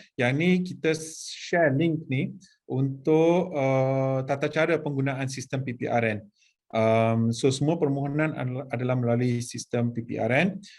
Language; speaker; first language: Malay; native; Malay